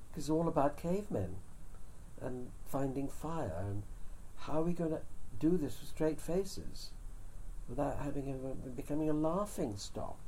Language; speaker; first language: English; native; English